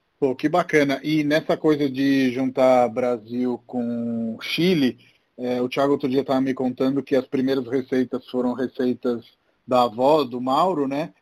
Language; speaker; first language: Portuguese; non-native, fluent; Italian